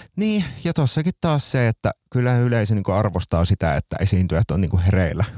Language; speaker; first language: Finnish; native; Finnish